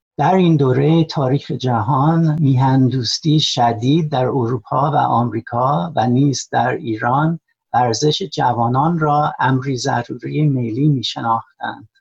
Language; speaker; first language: Persian; non-native, fluent; English